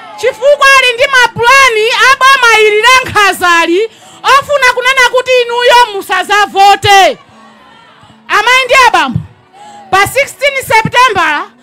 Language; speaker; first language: Nyanja; native; Nyanja